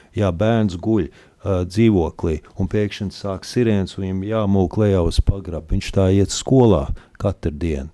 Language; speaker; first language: Latvian; early bilingual, heritage; Latvian